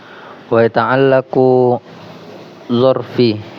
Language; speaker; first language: Arabic; non-native, learner; Indonesian